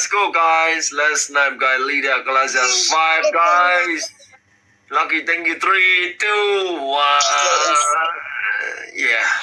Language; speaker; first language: English; non-native, learner; Chinese